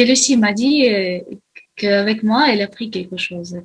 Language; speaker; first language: French; non-native, fluent; Russian